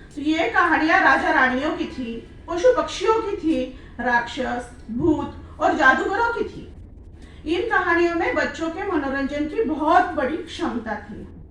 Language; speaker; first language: Hindi; non-native, local second language; Marathi